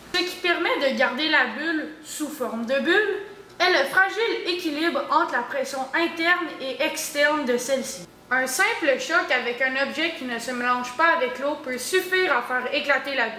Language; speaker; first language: French; native; French